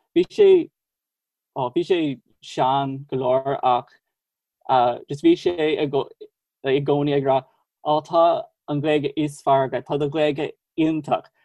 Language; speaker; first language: Irish; non-native, fluent; English